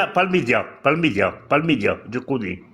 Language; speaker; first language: French; non-native, learner; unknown